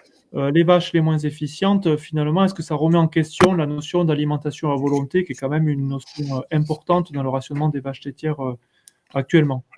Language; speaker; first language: French; native; French